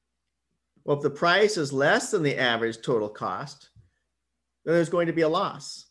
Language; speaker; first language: English; native; English